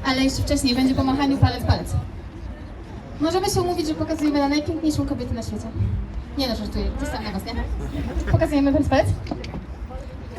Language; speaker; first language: Polish; native; Polish